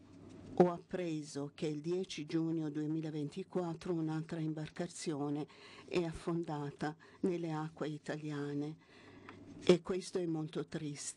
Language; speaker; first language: Italian; non-native, fluent; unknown